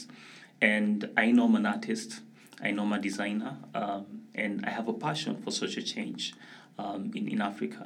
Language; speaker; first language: English; non-native, local second language; Luo (Kenya and Tanzania)